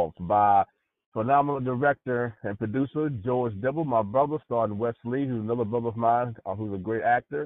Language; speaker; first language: English; native; English